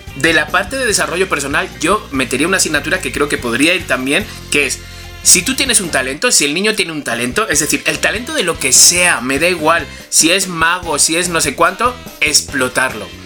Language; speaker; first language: Spanish; native; Spanish